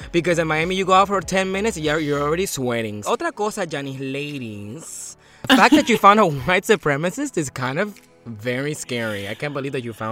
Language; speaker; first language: English; early bilingual, other home language; Spanish